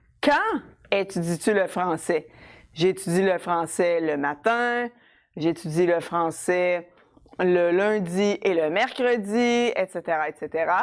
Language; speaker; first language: French; non-native, fluent; English